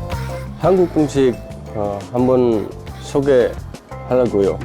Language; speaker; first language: Korean; non-native, learner; Indonesian